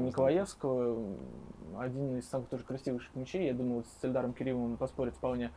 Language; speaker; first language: Russian; native; Russian